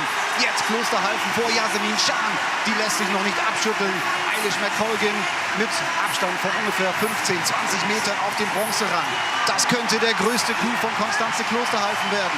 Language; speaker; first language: German; native; German